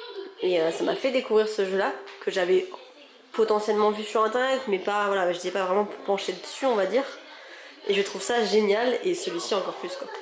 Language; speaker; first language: French; native; French